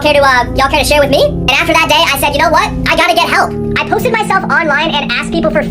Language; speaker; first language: English; native; English